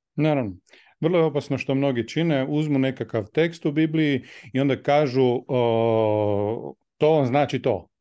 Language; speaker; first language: Croatian; native; Croatian